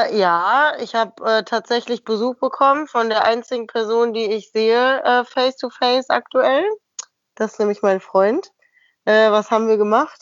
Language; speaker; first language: German; native; German